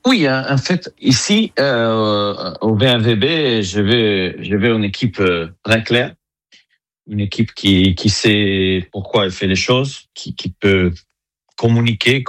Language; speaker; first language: French; non-native, fluent; Italian